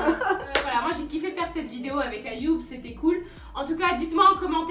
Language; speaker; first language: French; native; French